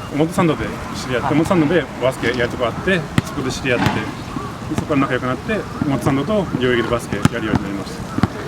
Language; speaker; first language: Japanese; early bilingual, heritage; Japanese